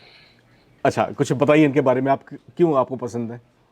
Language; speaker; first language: Hindi; native; Hindi